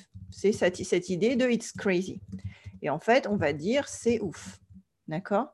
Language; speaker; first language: French; native; French